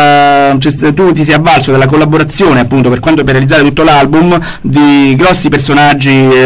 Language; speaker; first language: Italian; native; Italian